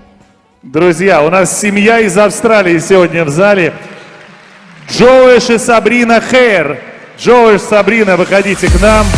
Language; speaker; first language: Russian; native; Russian